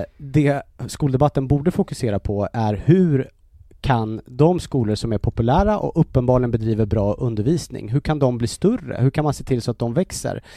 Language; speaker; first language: Swedish; native; Swedish